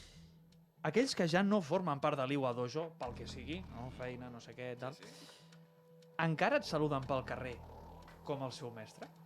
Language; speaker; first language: Catalan; native; Catalan